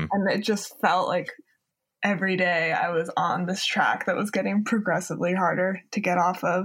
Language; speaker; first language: English; native; English